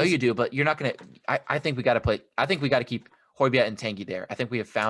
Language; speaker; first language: English; native; English